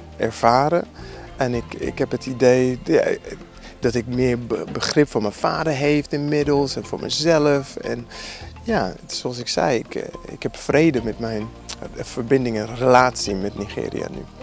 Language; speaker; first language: Dutch; non-native, fluent; English